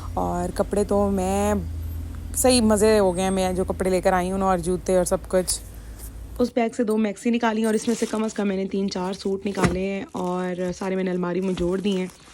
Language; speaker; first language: Urdu; non-native, local second language; Punjabi